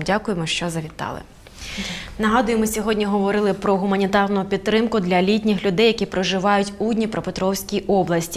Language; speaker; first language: Ukrainian; native; Ukrainian